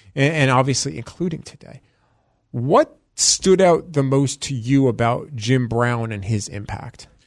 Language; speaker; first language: English; native; English